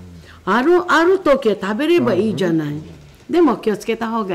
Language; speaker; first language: Japanese; non-native, fluent; Filipino